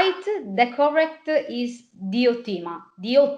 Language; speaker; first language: English; non-native, fluent; Italian